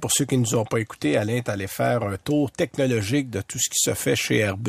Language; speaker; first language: French; native; French